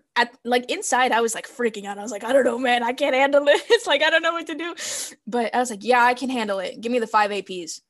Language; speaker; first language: English; early bilingual, other home language; Spanish